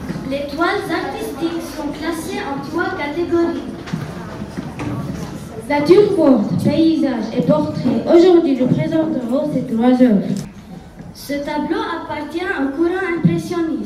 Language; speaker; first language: French; non-native, local second language; Arabic